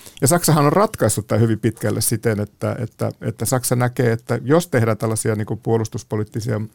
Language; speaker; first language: Finnish; native; Finnish